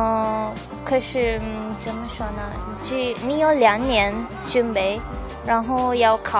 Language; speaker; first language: Chinese; non-native, fluent; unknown